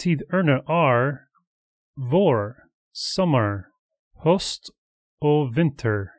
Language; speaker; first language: Swedish; non-native, learner; English